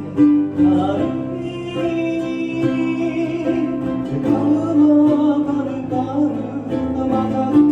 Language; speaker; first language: Japanese; native; Japanese